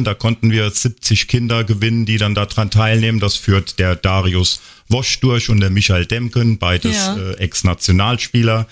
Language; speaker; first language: German; native; German